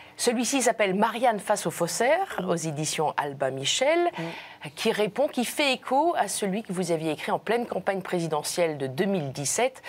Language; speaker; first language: French; native; French